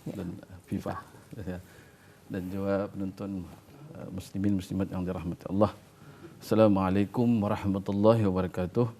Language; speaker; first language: Malay; native; Malay